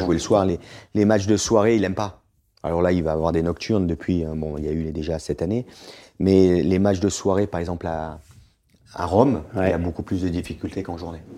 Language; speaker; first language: French; native; French